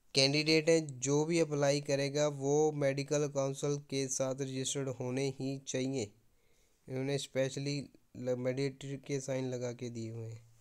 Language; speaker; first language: Hindi; non-native, local second language; Punjabi